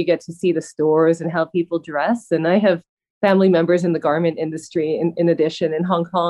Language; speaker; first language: English; native; English